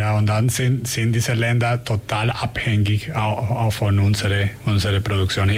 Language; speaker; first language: German; non-native, learner; Spanish